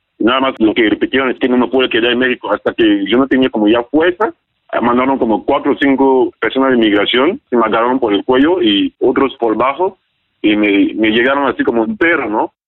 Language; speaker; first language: Spanish; non-native, learner; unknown